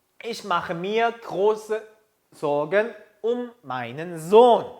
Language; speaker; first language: German; non-native, fluent; Korean